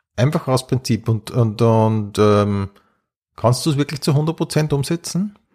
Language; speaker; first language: German; native; German